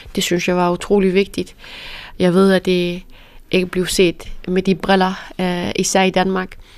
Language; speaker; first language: Danish; early bilingual, other home language; Persian